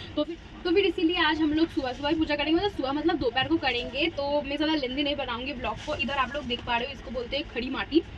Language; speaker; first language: Hindi; non-native, local second language; Bangla